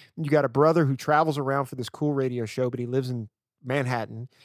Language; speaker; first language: English; native; English